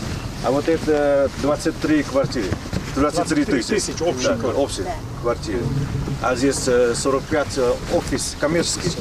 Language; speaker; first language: Russian; non-native, learner; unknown